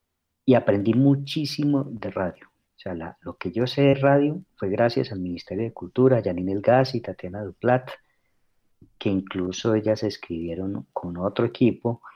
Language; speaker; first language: Spanish; native; Spanish